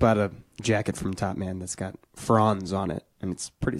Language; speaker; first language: English; native; English